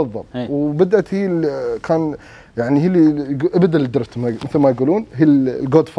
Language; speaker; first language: Arabic; native; Arabic